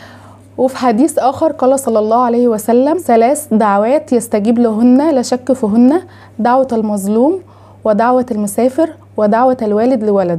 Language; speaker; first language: Arabic; native; Arabic